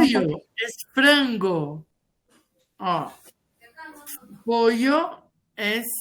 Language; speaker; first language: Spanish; non-native, fluent; Portuguese